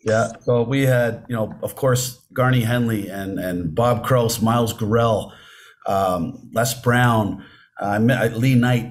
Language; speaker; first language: English; native; English